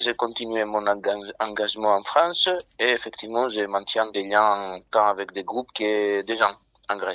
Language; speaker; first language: French; non-native, fluent; Greek